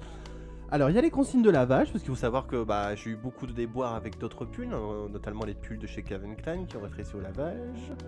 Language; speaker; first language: French; native; French